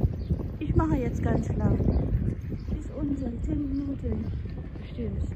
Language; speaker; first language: German; non-native, learner; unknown